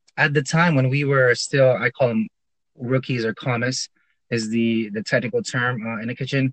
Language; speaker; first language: English; non-native, local second language; Filipino